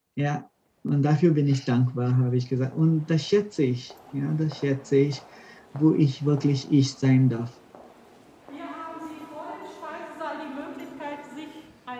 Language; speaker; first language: German; non-native, fluent; Konkani